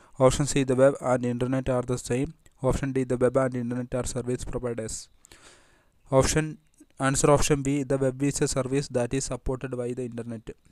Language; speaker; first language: English; non-native, local second language; Malayalam